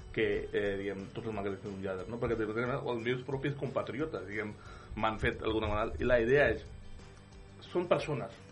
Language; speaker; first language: Catalan; non-native, fluent; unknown